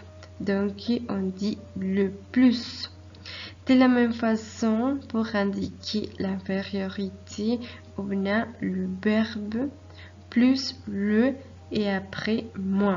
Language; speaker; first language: French; non-native, fluent; Spanish